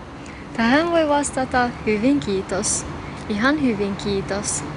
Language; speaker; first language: Finnish; non-native, fluent; Albanian